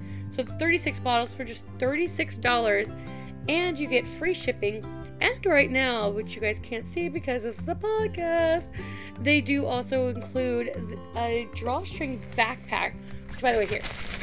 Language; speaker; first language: English; native; English